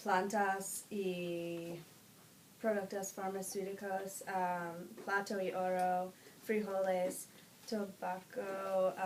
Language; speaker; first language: Spanish; non-native, learner; English